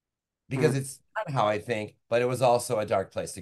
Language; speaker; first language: English; native; English